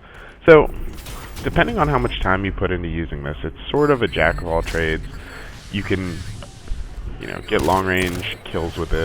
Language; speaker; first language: English; native; English